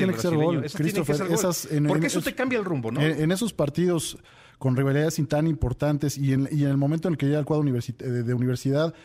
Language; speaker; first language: Spanish; native; Spanish